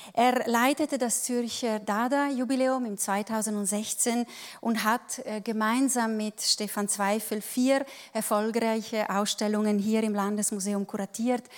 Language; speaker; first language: German; non-native, local second language; Italian